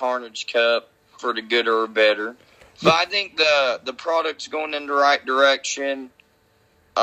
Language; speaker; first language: English; native; English